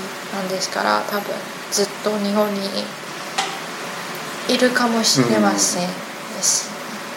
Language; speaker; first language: Japanese; non-native, learner; Chinese